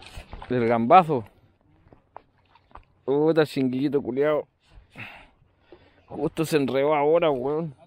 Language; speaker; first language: Spanish; native; Spanish